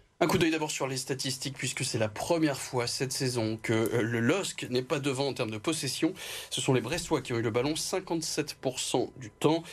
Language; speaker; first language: French; native; French